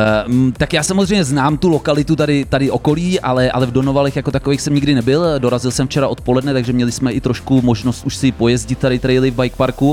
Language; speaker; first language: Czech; native; Czech